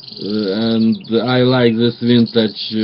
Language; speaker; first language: English; non-native, learner; Russian